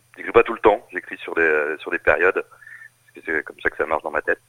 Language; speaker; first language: French; native; French